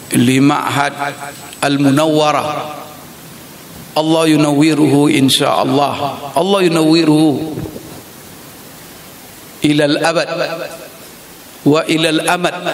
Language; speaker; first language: Arabic; non-native, fluent; Indonesian